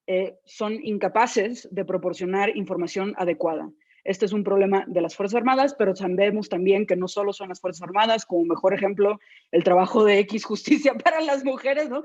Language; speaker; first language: Spanish; native; Spanish